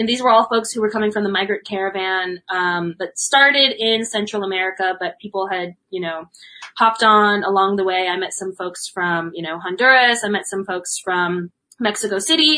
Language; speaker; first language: English; native; English